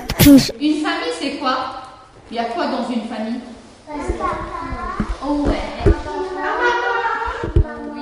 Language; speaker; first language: French; native; French